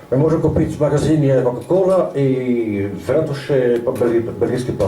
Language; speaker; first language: Russian; non-native, learner; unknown